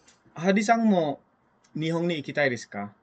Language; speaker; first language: Japanese; non-native, fluent; Indonesian